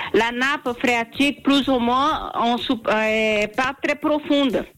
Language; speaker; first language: French; non-native, learner; Portuguese